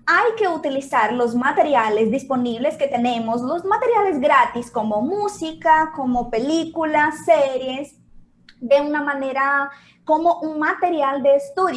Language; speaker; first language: Spanish; non-native, fluent; Portuguese